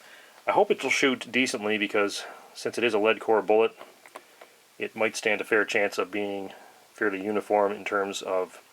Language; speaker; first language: English; native; English